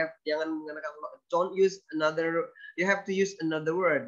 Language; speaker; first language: English; non-native, fluent; Indonesian